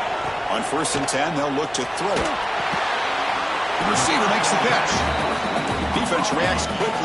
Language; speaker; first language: English; native; English